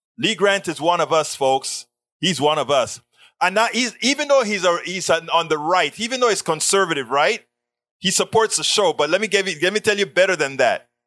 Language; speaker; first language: English; non-native, fluent; Spanish